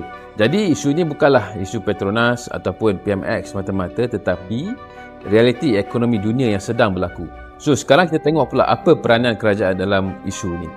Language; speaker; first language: Malay; native; Malay